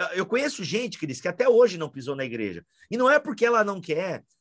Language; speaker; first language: Portuguese; native; Portuguese